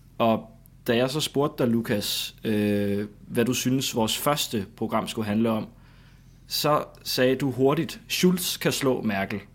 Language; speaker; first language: Danish; native; Danish